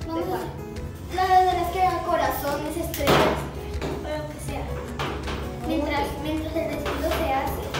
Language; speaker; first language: Spanish; native; Spanish